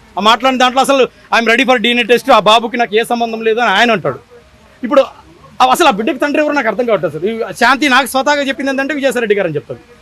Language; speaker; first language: Telugu; native; Telugu